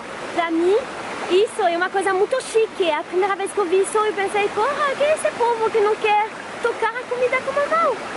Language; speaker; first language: Portuguese; non-native, fluent; French